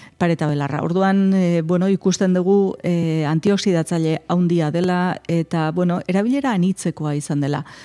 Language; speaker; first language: Basque; native; Basque